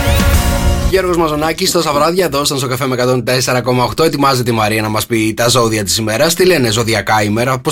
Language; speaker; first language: Greek; native; Greek